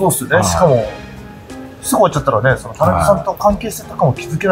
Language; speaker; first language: Japanese; native; Japanese